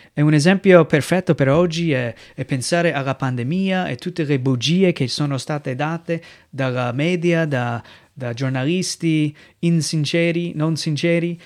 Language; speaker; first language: Italian; non-native, fluent; English